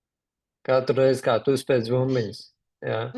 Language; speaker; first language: Latvian; native; Latvian